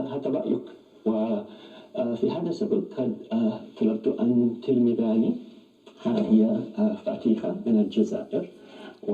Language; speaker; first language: Arabic; non-native, fluent; English